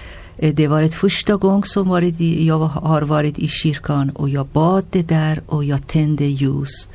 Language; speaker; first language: Swedish; non-native, learner; Persian